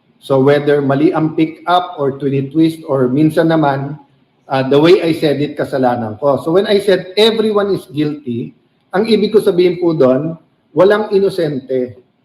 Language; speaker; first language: Filipino; native; Filipino